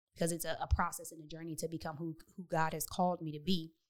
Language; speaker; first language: English; native; English